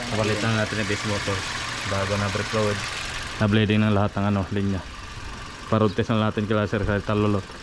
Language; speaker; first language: Filipino; non-native, local second language; Masbatenyo